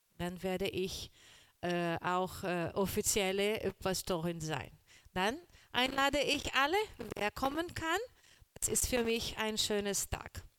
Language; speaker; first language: German; non-native, learner; Portuguese